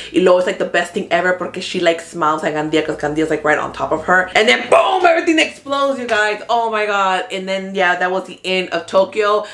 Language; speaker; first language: English; early bilingual, other home language; Spanish